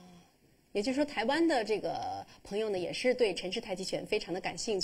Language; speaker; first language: Chinese; native; Chinese